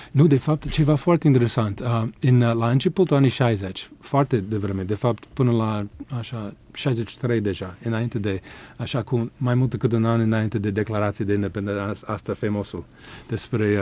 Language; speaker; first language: Romanian; non-native, fluent; English